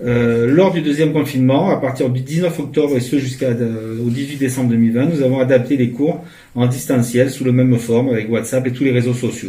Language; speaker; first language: French; native; French